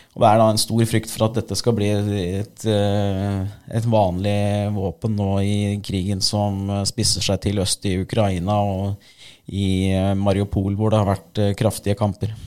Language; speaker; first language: Norwegian; native; Norwegian